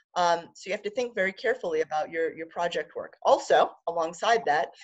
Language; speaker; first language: English; native; English